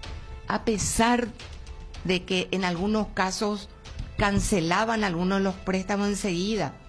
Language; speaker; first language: Spanish; native; Spanish